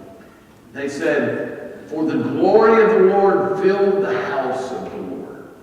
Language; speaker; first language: English; native; English